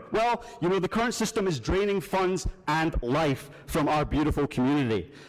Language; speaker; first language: English; native; English